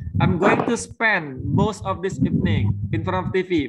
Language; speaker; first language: English; non-native, fluent; Indonesian